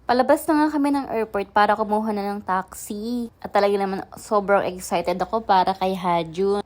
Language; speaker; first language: Filipino; native; Filipino